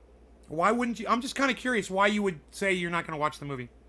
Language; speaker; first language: English; native; English